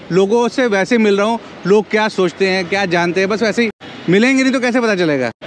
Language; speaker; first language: Hindi; native; Hindi